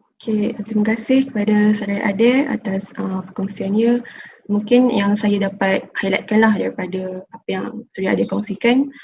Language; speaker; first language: Malay; native; Malay